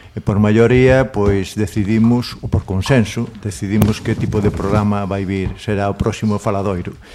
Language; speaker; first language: Galician; non-native, local second language; Spanish